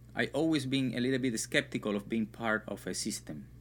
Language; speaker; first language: English; non-native, fluent; Spanish